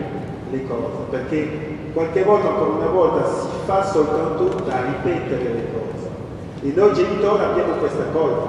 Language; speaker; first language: Italian; early bilingual, other home language; French